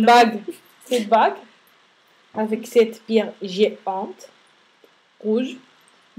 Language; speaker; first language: French; non-native, fluent; Spanish